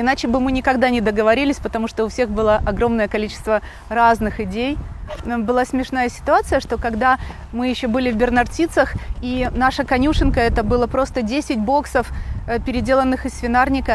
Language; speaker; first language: Russian; native; Russian